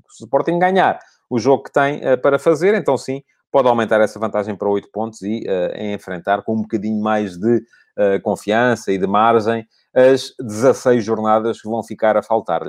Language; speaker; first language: Portuguese; native; Portuguese